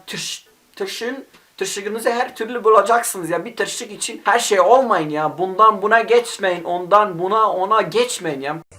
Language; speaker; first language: Turkish; non-native, local second language; Kurdish